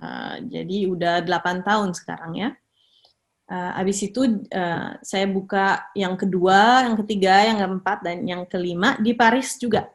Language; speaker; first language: Indonesian; early bilingual, heritage; Indonesian